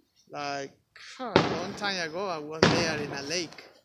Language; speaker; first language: English; non-native, learner; Spanish